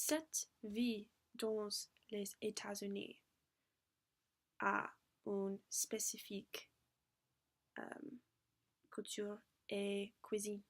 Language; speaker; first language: French; non-native, learner; English